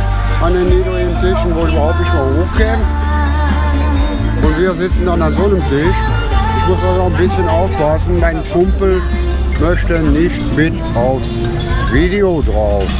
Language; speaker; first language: German; native; German